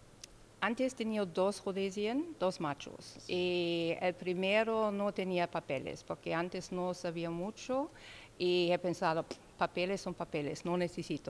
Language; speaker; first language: Spanish; non-native, learner; German